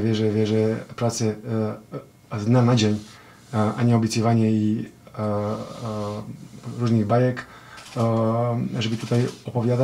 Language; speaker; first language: Polish; non-native, fluent; Serbian